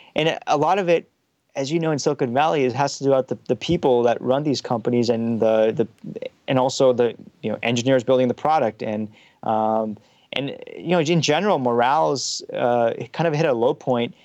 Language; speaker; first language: English; early bilingual, heritage; German